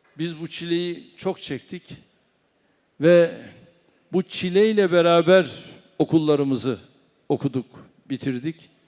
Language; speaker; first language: Turkish; native; Turkish